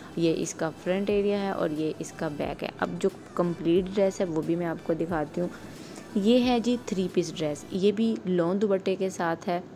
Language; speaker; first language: Urdu; native; Urdu